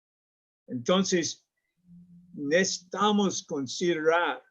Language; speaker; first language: Spanish; non-native, learner; English